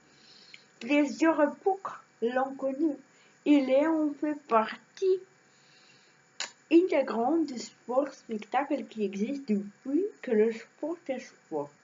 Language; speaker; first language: French; non-native, learner; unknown